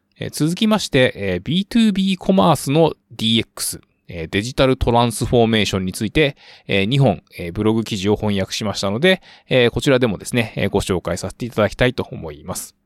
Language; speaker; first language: Japanese; native; Japanese